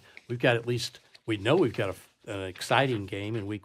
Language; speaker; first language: English; native; English